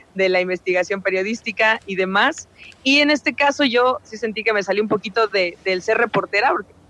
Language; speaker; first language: Spanish; native; Spanish